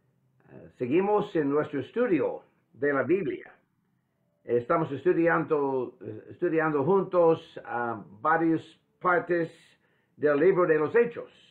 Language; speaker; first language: Spanish; non-native, fluent; English